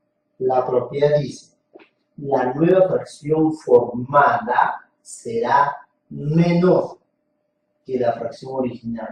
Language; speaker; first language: Spanish; native; Spanish